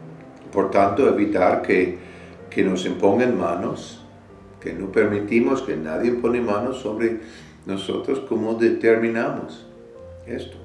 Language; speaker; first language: Spanish; non-native, fluent; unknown